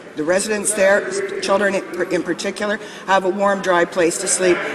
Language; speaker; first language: English; native; English